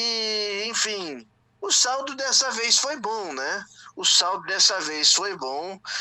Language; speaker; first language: Portuguese; native; Portuguese